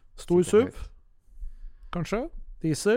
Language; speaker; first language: Norwegian; native; Norwegian